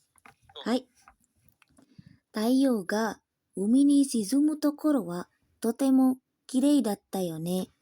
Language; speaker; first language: Japanese; non-native, learner; Indonesian